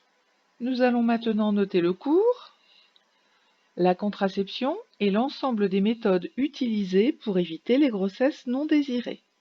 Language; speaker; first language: French; native; French